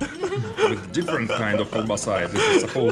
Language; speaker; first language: English; non-native, fluent; Russian